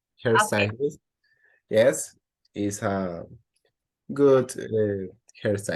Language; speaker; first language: English; non-native, learner; Spanish